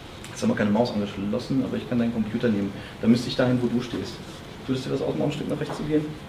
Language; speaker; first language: German; native; German